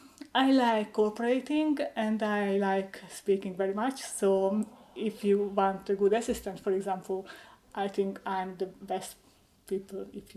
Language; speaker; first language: English; non-native, learner; Hungarian